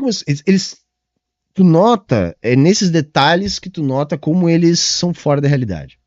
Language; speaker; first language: Portuguese; native; Portuguese